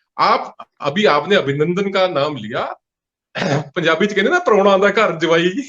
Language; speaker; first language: Hindi; non-native, local second language; Punjabi